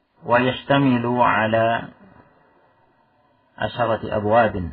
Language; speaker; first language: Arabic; non-native, fluent; Indonesian